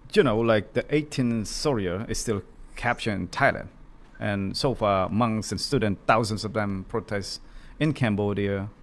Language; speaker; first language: English; non-native, learner; Khmer